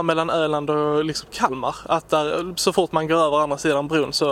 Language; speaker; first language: Swedish; native; Swedish